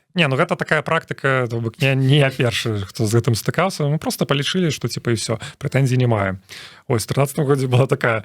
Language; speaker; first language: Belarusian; non-native, local second language; Russian